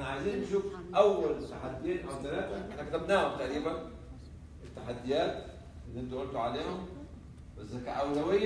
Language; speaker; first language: Arabic; native; Arabic